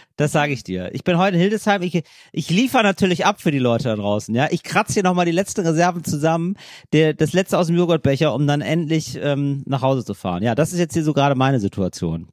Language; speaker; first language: German; native; German